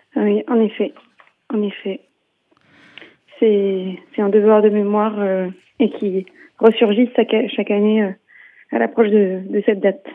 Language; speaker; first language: French; native; French